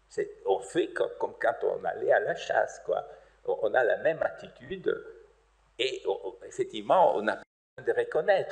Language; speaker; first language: French; native; French